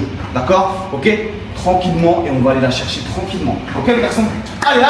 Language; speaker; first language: French; native; French